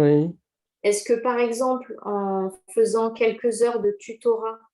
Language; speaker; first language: French; native; French